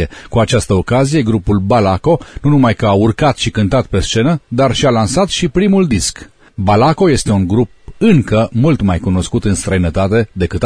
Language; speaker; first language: Romanian; native; Romanian